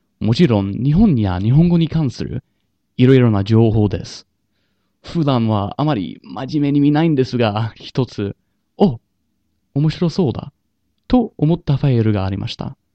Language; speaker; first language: Japanese; non-native, learner; English